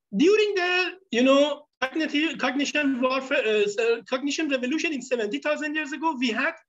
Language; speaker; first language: English; non-native, fluent; Persian